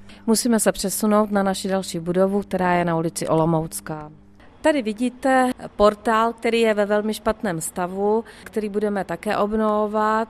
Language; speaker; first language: Czech; native; Czech